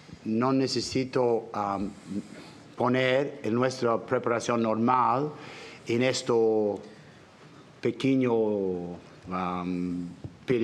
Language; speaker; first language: Spanish; non-native, learner; English